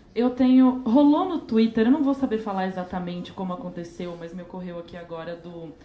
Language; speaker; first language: Portuguese; native; Portuguese